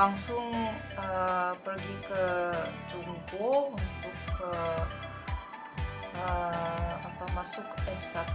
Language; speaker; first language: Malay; non-native, learner; Russian